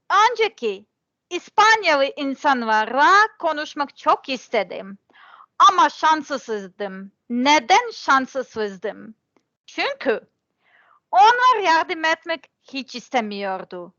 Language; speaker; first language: Turkish; non-native, learner; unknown